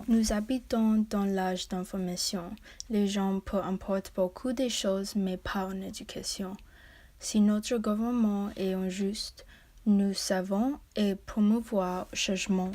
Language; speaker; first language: French; non-native, learner; English